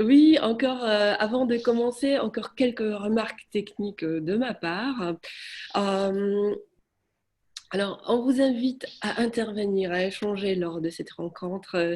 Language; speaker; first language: French; non-native, fluent; Polish